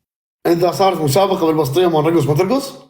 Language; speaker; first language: Arabic; native; Arabic